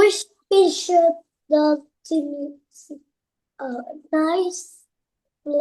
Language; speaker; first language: English; non-native, learner; Vietnamese